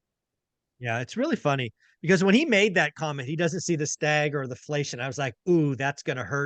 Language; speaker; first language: English; native; English